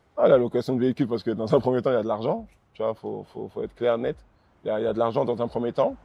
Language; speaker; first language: French; early bilingual, other home language; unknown